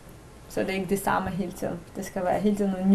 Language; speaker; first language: Danish; non-native, learner; Russian